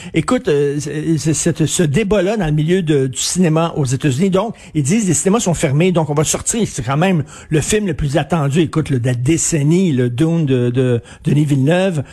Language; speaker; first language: French; native; French